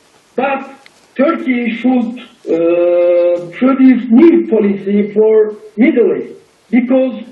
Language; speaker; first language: English; non-native, learner; Turkish